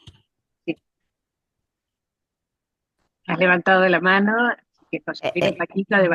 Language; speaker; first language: Spanish; native; Spanish